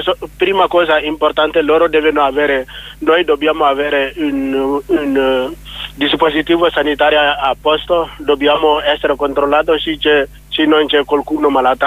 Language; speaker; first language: Italian; non-native, learner; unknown